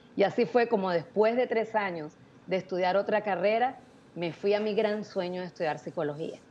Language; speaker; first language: Spanish; native; Spanish